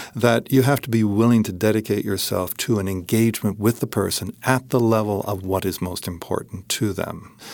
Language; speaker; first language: English; native; English